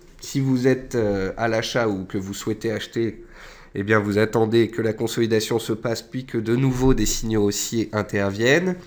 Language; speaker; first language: French; native; French